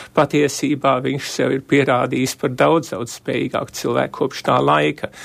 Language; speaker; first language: Latvian; early bilingual, heritage; Latvian